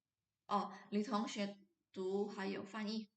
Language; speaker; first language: Chinese; non-native, fluent; Indonesian